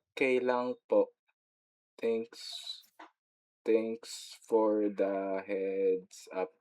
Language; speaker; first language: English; non-native, local second language; Filipino